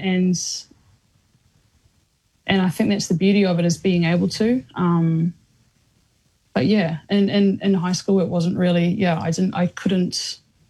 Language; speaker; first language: English; native; English